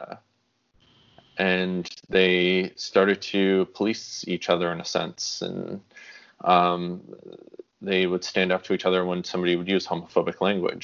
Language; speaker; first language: English; native; English